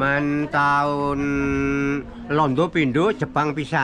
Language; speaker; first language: Indonesian; native; Indonesian